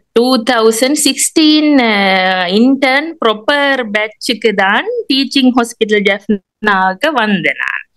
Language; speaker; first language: Tamil; non-native, local second language; Sinhala